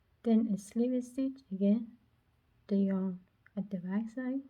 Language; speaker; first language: English; non-native, learner; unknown